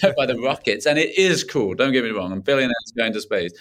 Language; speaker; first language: English; native; English